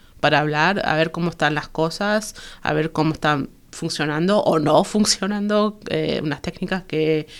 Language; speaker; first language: Spanish; early bilingual, heritage; Spanish